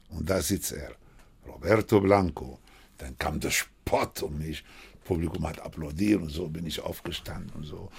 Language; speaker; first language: German; non-native, fluent; Spanish